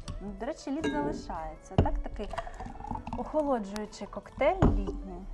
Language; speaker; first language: Ukrainian; native; Ukrainian